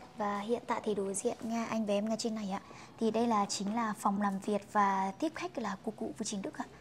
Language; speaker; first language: Vietnamese; non-native, local second language; Hmong